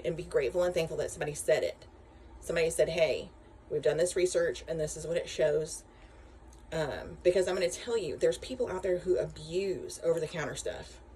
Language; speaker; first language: English; native; English